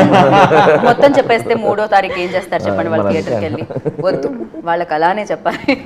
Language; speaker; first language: Telugu; native; Telugu